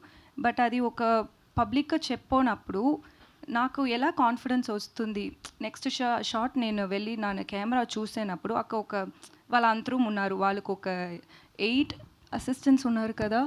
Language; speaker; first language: Telugu; non-native, fluent; Tamil